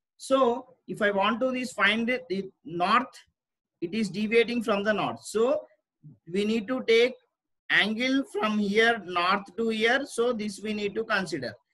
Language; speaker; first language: English; non-native, local second language; Telugu